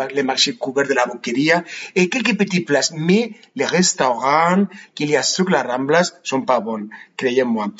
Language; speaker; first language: French; non-native, fluent; Spanish